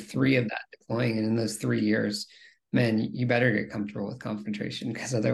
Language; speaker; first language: English; native; English